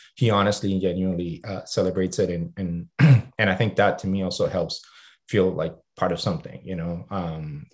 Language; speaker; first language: English; non-native, fluent; Spanish